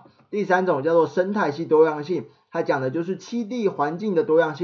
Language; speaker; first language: Chinese; native; Chinese